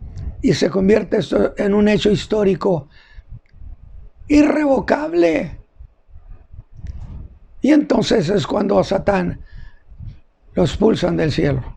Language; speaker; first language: Spanish; native; Spanish